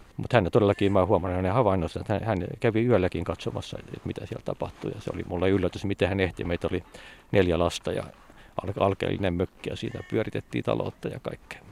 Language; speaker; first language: Finnish; native; Finnish